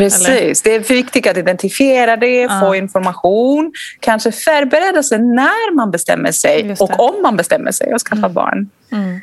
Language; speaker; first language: Swedish; non-native, fluent; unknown